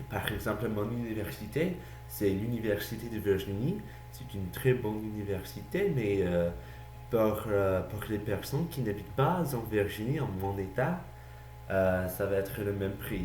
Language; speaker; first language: French; non-native, learner; English